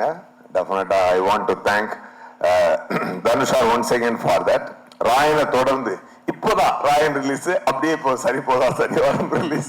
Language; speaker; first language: Tamil; native; Tamil